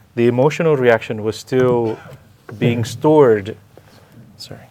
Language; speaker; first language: English; non-native, fluent; Indonesian